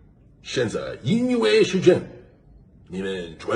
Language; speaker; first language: Chinese; non-native, learner; English